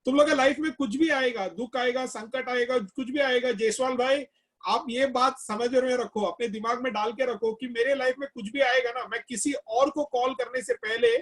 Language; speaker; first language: Hindi; non-native, local second language; Malayalam